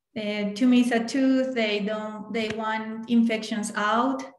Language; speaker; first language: English; non-native, fluent; Spanish